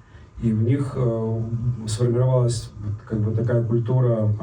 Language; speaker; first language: Russian; native; Russian